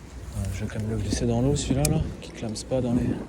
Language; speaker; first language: French; native; French